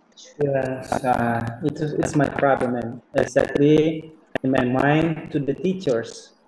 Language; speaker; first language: English; non-native, learner; Indonesian